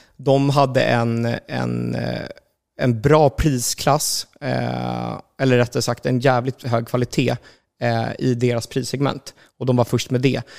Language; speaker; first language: Swedish; native; Swedish